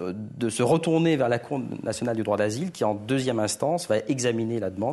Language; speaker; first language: French; native; French